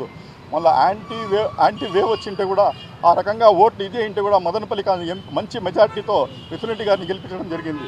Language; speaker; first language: Telugu; native; Telugu